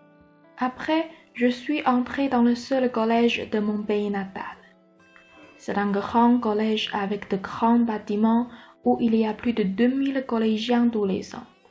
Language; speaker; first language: French; non-native, learner; Chinese